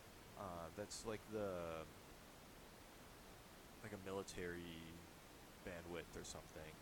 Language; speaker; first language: English; native; English